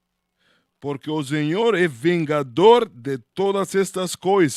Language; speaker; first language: Portuguese; non-native, learner; Spanish